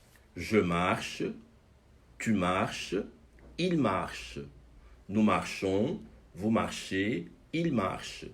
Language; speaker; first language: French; non-native, fluent; Portuguese